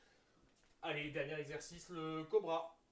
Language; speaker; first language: French; native; French